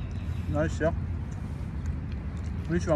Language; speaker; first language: English; non-native, learner; Turkish